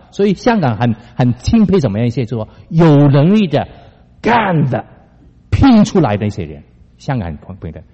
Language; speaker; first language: Chinese; non-native, local second language; Cantonese